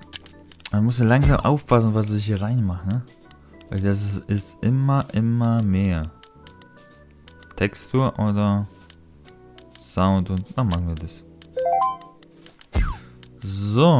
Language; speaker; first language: German; non-native, fluent; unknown